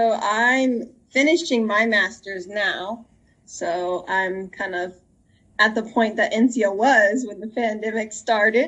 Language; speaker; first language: English; native; English